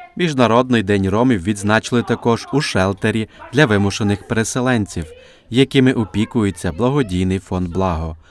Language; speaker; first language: Ukrainian; native; Ukrainian